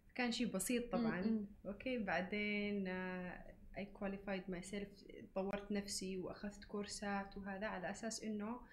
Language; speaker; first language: Arabic; native; Arabic